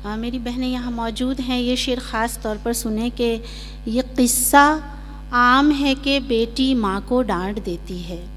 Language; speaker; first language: Urdu; native; Urdu